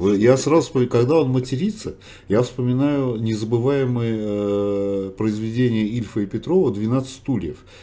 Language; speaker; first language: Russian; non-native, local second language; Uzbek